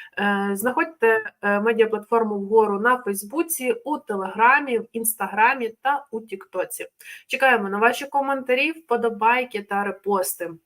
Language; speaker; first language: Ukrainian; native; Ukrainian